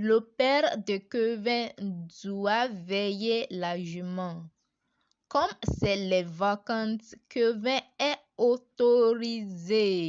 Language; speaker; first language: French; non-native, learner; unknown